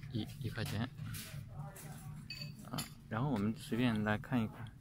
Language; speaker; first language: Chinese; native; Chinese